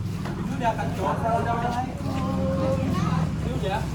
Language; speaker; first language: Indonesian; native; Indonesian